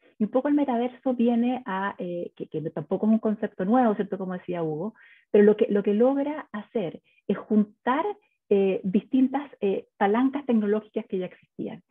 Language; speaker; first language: Spanish; native; Spanish